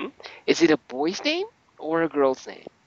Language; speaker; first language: English; non-native, fluent; Russian